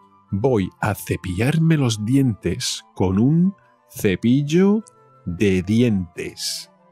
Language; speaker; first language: Spanish; native; Spanish